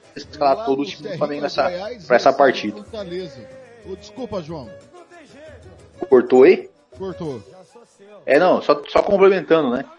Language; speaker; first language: Portuguese; native; Portuguese